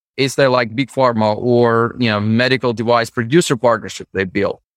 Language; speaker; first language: English; non-native, fluent; Russian